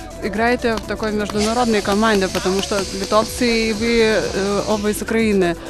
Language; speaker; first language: Russian; non-native, fluent; Lithuanian